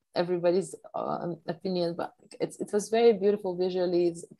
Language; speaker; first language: English; non-native, fluent; Polish